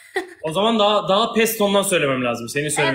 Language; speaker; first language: Turkish; native; Turkish